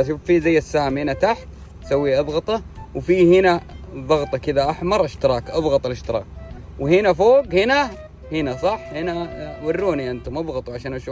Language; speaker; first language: Arabic; native; Arabic